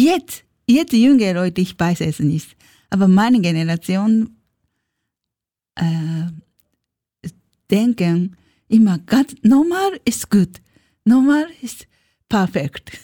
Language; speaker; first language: German; non-native, learner; Japanese